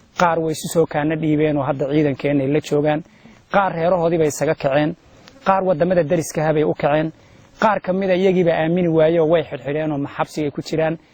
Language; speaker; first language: Somali; native; Somali